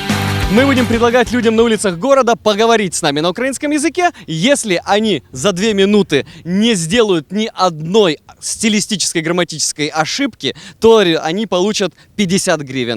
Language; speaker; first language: Russian; native; Russian